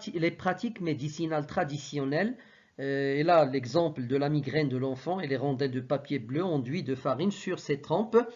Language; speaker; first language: French; non-native, local second language; Arabic